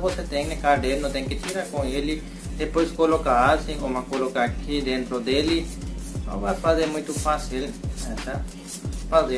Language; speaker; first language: Portuguese; non-native, learner; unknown